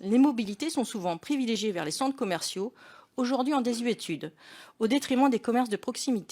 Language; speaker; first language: French; native; French